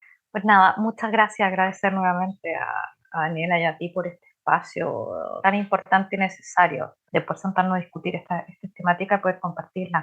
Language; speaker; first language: Spanish; native; Spanish